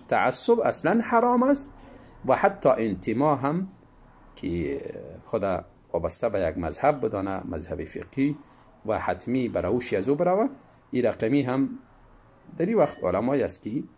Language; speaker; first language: Persian; native; Persian